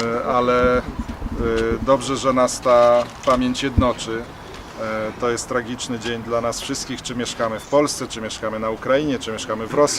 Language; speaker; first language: Polish; native; Polish